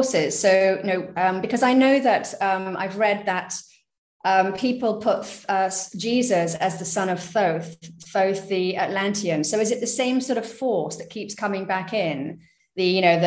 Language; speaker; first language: English; native; English